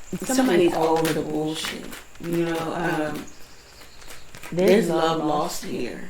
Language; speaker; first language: English; native; English